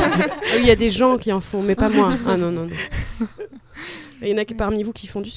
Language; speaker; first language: French; native; French